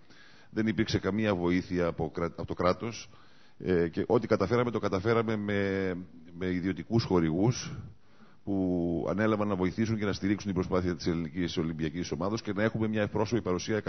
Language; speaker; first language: Greek; native; Greek